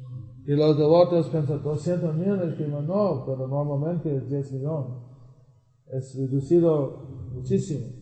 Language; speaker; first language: Spanish; non-native, fluent; English